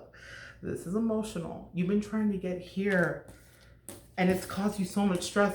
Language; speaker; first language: English; native; English